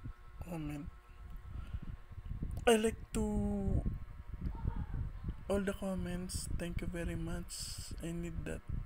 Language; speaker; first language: English; non-native, learner; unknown